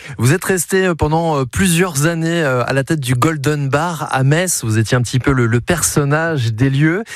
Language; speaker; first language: French; native; French